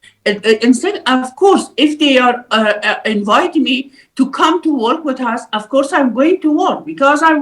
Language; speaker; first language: English; non-native, learner; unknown